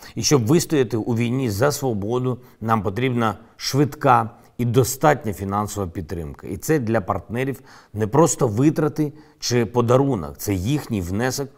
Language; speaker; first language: Ukrainian; non-native, local second language; Russian